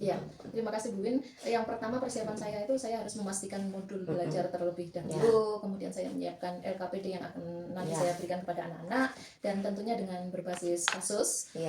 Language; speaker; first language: Indonesian; native; Indonesian